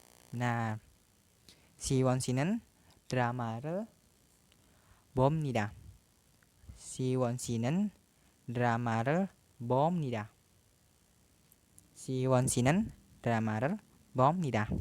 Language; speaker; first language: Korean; non-native, learner; Indonesian